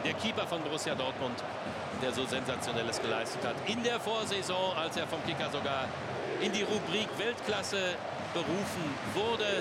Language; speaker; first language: German; native; German